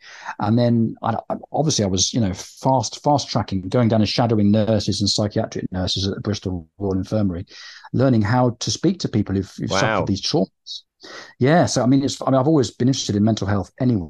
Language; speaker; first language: English; native; English